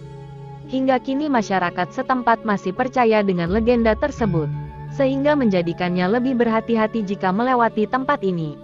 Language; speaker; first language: Indonesian; native; Indonesian